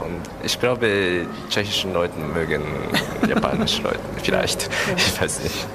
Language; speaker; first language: German; non-native, learner; Japanese